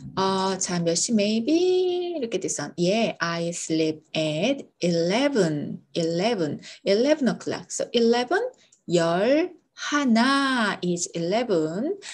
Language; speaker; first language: English; non-native, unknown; Korean